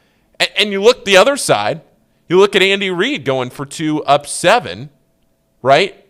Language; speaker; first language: English; native; English